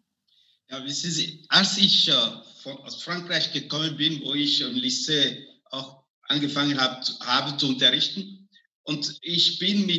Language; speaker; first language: German; non-native, fluent; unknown